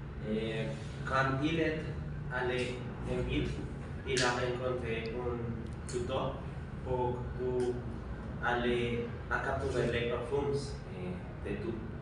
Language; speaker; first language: French; non-native, learner; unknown